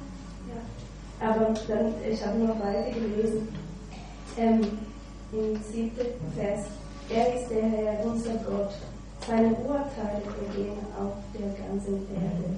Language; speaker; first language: German; non-native, fluent; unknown